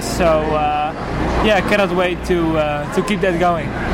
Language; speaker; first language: English; non-native, fluent; Dutch